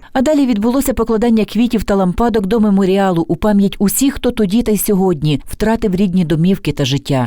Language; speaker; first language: Ukrainian; native; Ukrainian